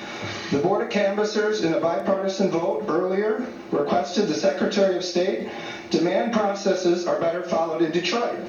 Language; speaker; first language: English; native; English